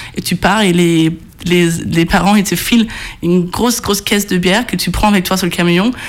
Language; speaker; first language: French; non-native, fluent; Danish